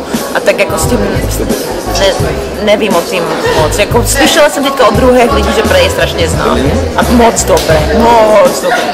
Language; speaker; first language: Czech; early bilingual, heritage; Czech